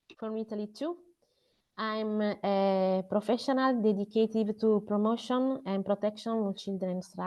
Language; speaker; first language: English; non-native, learner; Italian